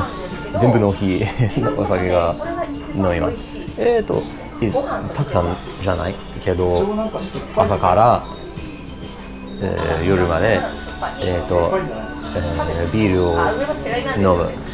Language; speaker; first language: Japanese; non-native, learner; English